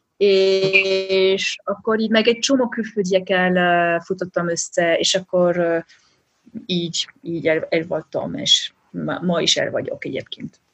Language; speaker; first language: Hungarian; non-native, fluent; French